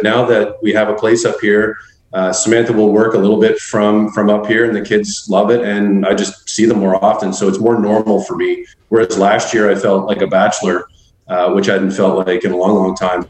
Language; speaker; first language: English; native; English